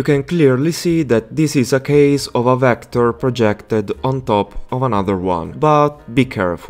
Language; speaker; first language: English; non-native, fluent; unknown